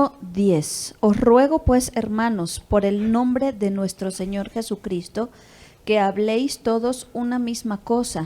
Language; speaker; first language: Spanish; native; Spanish